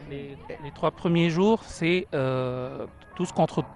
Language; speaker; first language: French; non-native, fluent; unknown